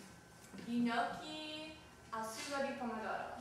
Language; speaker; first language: Italian; non-native, learner; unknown